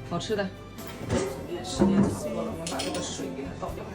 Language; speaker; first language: Chinese; native; Chinese